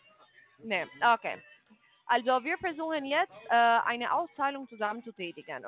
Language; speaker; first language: German; non-native, fluent; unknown